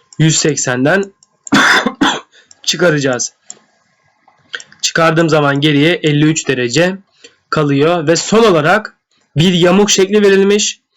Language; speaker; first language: Turkish; native; Turkish